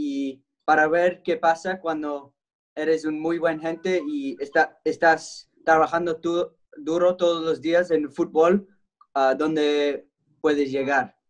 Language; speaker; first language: Spanish; early bilingual, heritage; Spanish